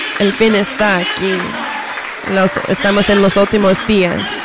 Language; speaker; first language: Spanish; non-native, learner; English